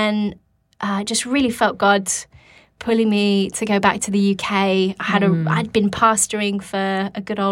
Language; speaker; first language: English; native; English